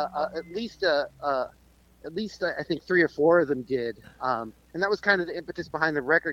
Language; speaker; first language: English; native; English